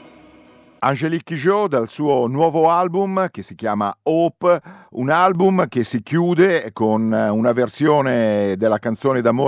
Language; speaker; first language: Italian; native; Italian